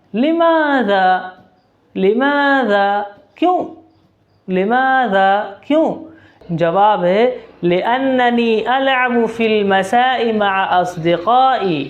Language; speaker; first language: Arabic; non-native, fluent; Urdu